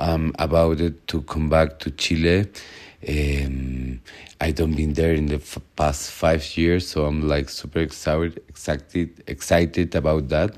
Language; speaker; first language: English; non-native, learner; Spanish